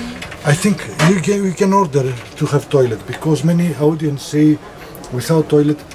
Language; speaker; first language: English; non-native, learner; Greek